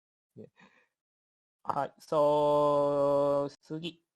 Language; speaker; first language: Japanese; non-native, learner; Indonesian